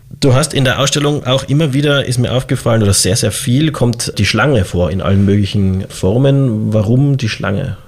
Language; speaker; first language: German; native; German